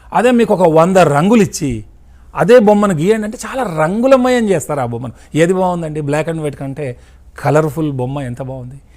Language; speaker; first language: Telugu; native; Telugu